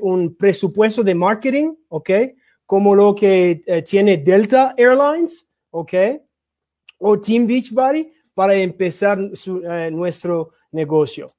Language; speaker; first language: Spanish; non-native, learner; English